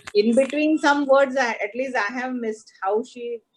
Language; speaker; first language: English; non-native, local second language; Marathi